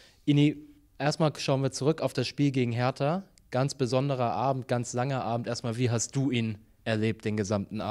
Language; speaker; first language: German; native; German